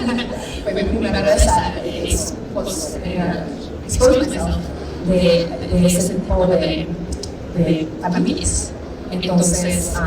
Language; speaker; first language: Spanish; early bilingual, heritage; Spanish